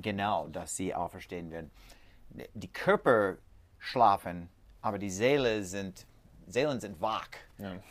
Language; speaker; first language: German; non-native, learner; English